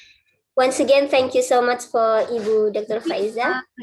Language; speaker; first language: English; non-native, fluent; Indonesian